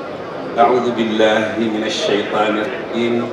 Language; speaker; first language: Arabic; non-native, fluent; Wolof